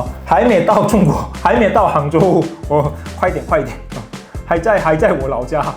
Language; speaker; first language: Chinese; non-native, fluent; Korean